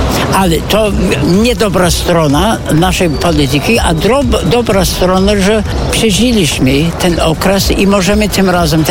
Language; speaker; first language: Polish; non-native, fluent; English